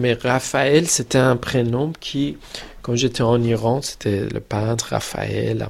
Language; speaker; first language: French; non-native, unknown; Persian